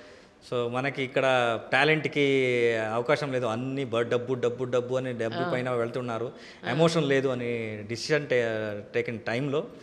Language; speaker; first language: Telugu; non-native, learner; Kannada